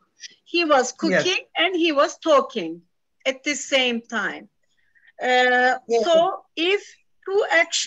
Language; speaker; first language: English; non-native, fluent; Turkish